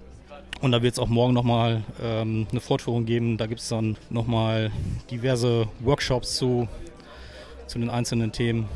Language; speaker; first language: German; native; German